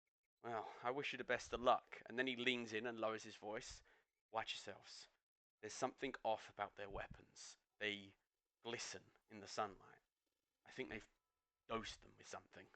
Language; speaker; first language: English; native; English